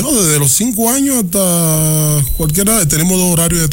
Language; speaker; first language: Spanish; native; Spanish